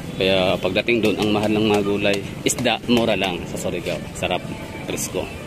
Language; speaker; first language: Filipino; non-native, local second language; Cebuano